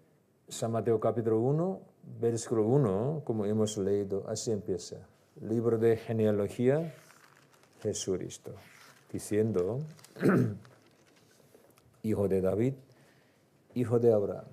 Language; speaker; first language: Spanish; non-native, learner; Korean